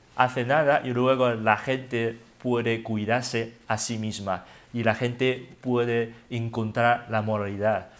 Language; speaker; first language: Spanish; non-native, learner; Wu Chinese